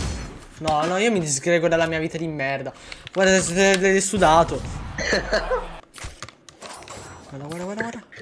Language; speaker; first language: Italian; native; Italian